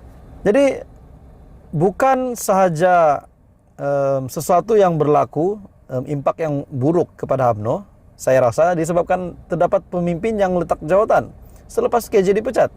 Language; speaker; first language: Malay; native; Malay